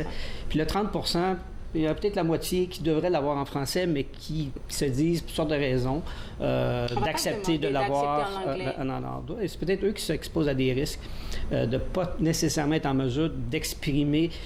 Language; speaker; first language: French; native; French